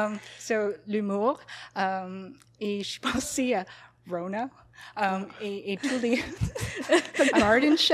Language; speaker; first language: French; non-native, fluent; English